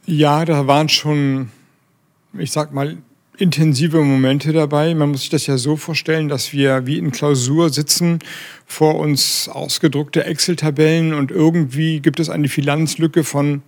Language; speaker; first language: German; native; German